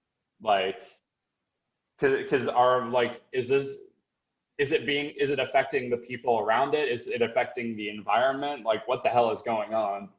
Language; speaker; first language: English; native; English